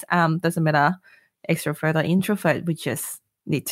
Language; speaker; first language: English; non-native, local second language; Cantonese